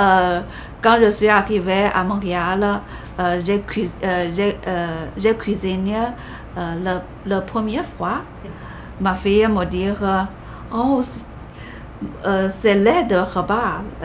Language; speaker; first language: French; non-native, learner; Chinese